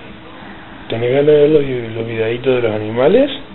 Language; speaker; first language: Spanish; native; Spanish